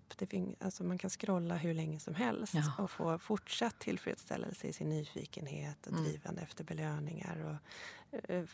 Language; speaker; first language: Swedish; native; Swedish